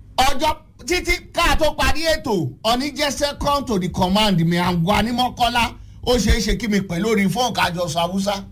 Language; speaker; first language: Yoruba; non-native, local second language; Hausa